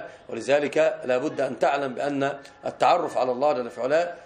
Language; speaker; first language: Arabic; native; Arabic